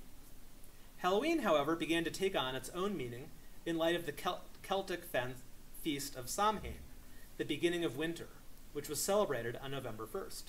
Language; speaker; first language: English; native; English